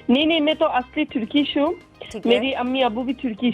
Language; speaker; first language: Hindi; non-native, fluent; Turkish